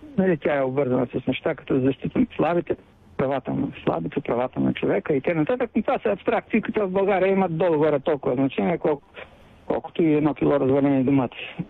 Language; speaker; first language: Bulgarian; native; Bulgarian